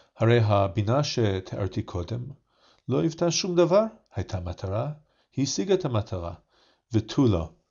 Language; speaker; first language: Hebrew; non-native, fluent; English